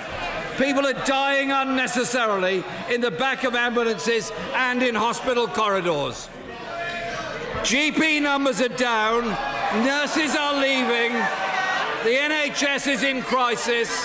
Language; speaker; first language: English; native; English